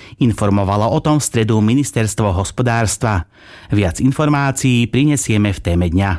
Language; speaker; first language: Slovak; native; Slovak